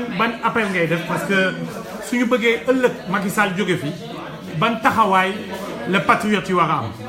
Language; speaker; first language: Wolof; non-native, local second language; Fula